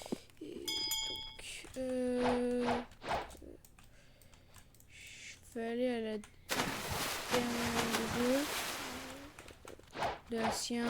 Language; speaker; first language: French; native; French